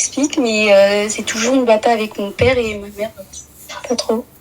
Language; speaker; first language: French; early bilingual, other home language; Arabic